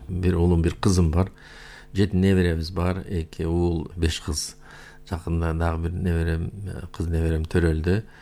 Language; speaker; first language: Kyrgyz; non-native, local second language; Uyghur